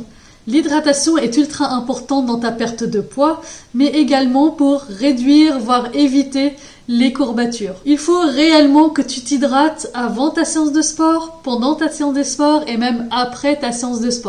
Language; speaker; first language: French; native; French